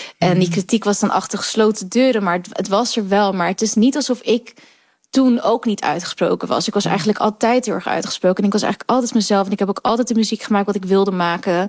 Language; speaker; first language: Dutch; early bilingual, other home language; Kurdish